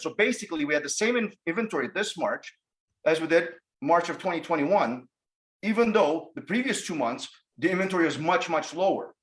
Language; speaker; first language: English; native; English